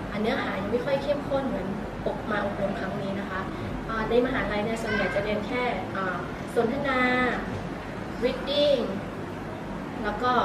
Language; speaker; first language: Thai; native; Thai